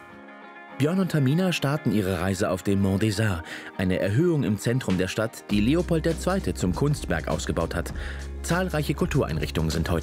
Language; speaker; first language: German; native; German